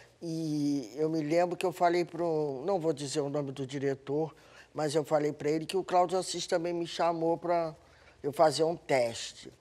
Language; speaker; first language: Portuguese; native; Portuguese